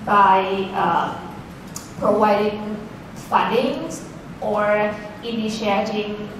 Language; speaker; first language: English; non-native, fluent; Thai